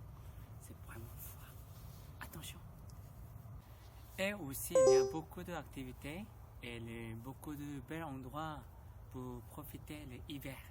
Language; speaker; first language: French; non-native, learner; Korean